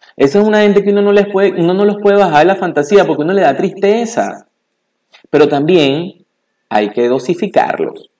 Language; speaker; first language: Spanish; native; Spanish